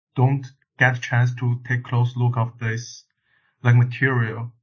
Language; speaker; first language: English; non-native, learner; Chinese